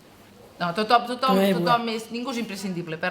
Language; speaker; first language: Catalan; native; Catalan